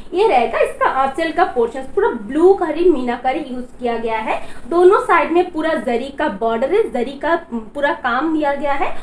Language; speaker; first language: Hindi; non-native, local second language; Bangla